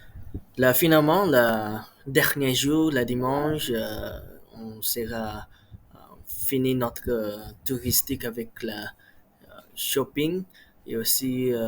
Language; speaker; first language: French; non-native, learner; Malay